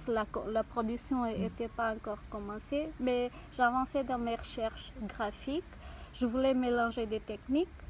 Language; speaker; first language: French; non-native, fluent; Portuguese